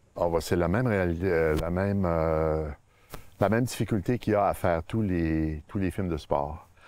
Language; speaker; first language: French; native; French